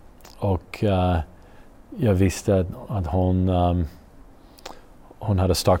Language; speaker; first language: Swedish; non-native, fluent; English